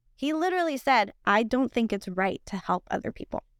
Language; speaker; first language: English; non-native, fluent; Spanish